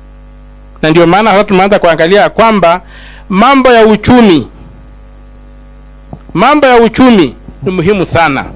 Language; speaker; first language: Swahili; non-native, local second language; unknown